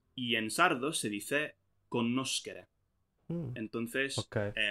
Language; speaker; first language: Spanish; non-native, fluent; English